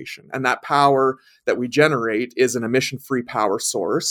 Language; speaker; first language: English; native; English